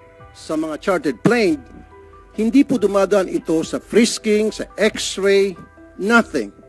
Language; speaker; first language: Filipino; native; Filipino